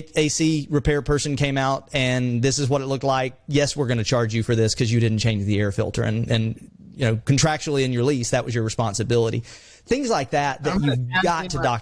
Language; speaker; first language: English; native; English